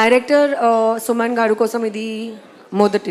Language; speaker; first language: Telugu; non-native, learner; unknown